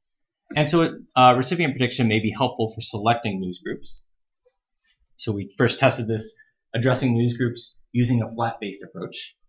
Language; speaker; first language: English; native; English